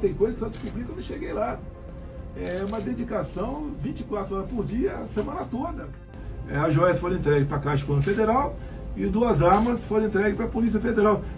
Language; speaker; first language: Portuguese; native; Portuguese